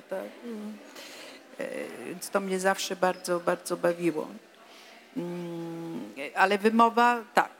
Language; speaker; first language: Polish; non-native, fluent; Italian